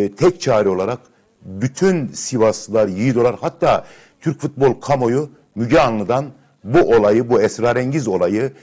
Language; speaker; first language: Turkish; native; Turkish